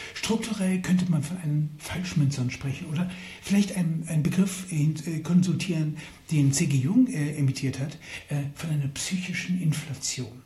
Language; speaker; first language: German; native; German